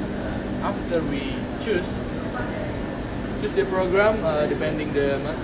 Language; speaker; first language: English; non-native, learner; Indonesian